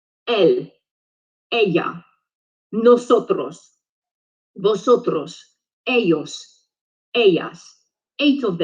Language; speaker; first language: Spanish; non-native, fluent; English